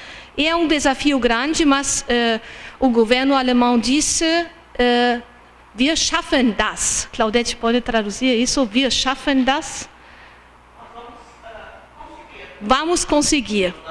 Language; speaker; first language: Portuguese; non-native, fluent; German